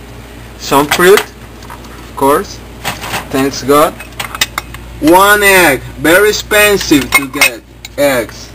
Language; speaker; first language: English; non-native, learner; Spanish